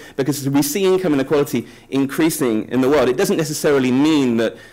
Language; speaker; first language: English; native; English